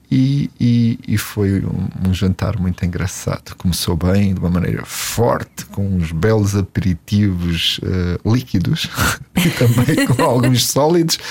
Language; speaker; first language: Portuguese; native; Portuguese